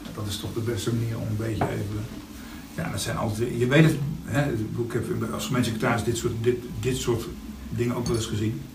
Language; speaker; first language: Dutch; native; Dutch